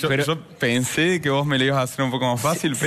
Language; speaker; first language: Spanish; native; Spanish